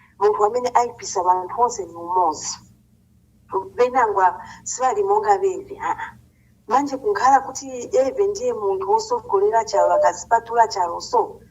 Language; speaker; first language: Nyanja; non-native, local second language; Bemba